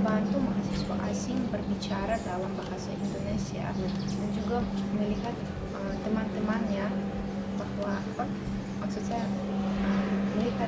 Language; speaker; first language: Indonesian; non-native, fluent; Russian